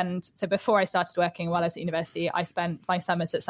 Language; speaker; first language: English; native; English